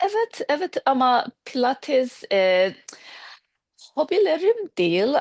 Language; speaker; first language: Turkish; non-native, learner; English